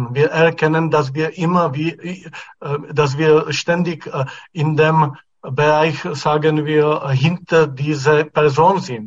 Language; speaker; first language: German; non-native, fluent; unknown